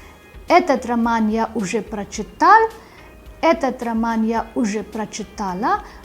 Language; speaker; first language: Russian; non-native, fluent; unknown